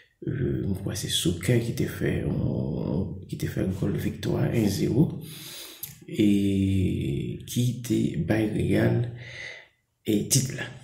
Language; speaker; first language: French; non-native, local second language; Haitian Creole